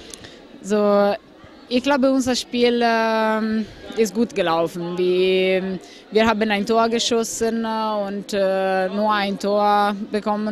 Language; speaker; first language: German; non-native, fluent; Italian